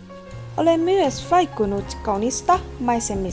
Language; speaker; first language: Finnish; non-native, learner; Vietnamese